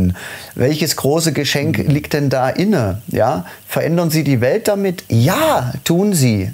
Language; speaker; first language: German; native; German